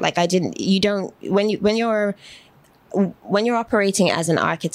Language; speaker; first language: English; native; English